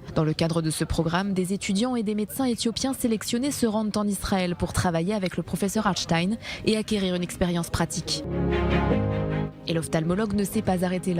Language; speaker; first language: French; native; French